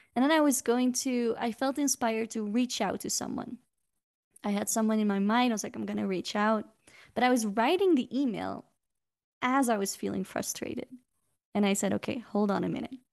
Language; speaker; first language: English; non-native, fluent; Dutch